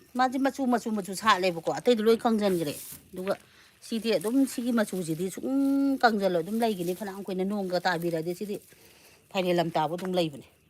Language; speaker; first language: Manipuri; non-native, local second language; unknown